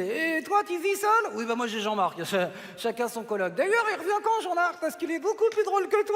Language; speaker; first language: French; native; French